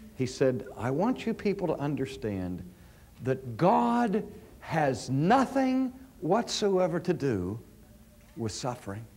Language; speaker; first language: English; native; English